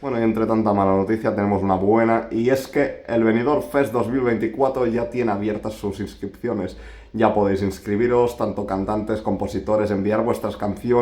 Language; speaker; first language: Spanish; native; Spanish